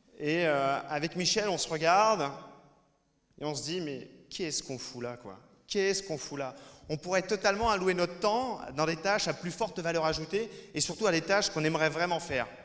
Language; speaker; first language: French; native; French